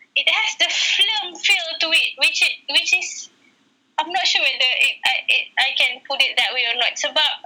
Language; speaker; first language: English; non-native, local second language; Malay